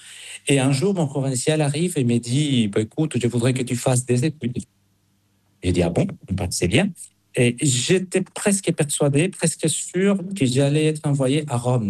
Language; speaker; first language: French; non-native, fluent; Spanish